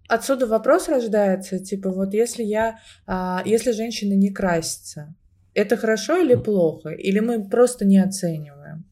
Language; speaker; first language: Russian; native; Russian